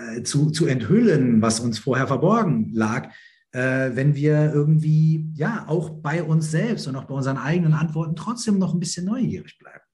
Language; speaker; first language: German; native; German